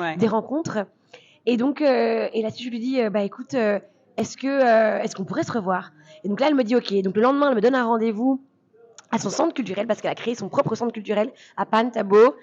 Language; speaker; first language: French; early bilingual, other home language; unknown